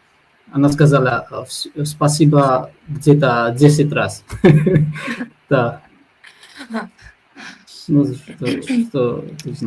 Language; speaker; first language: Russian; non-native, fluent; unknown